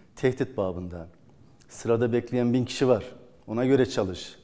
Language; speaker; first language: Turkish; native; Turkish